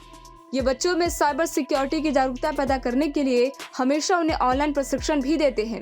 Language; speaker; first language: Hindi; native; Hindi